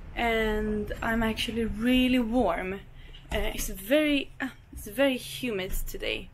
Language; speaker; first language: English; non-native, fluent; Swedish